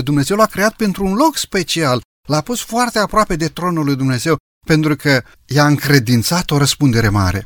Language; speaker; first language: Romanian; native; Romanian